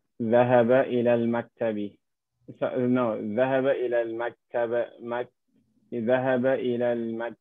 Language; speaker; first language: Arabic; non-native, learner; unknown